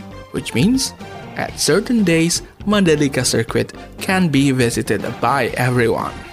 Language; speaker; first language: English; non-native, local second language; Indonesian